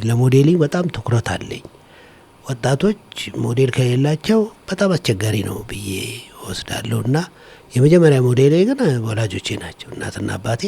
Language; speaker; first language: Amharic; native; Amharic